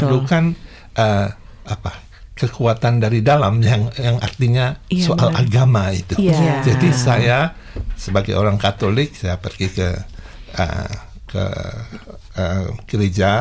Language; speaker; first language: Indonesian; non-native, local second language; Javanese